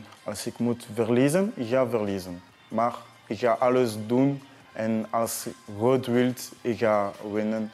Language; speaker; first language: Dutch; non-native, learner; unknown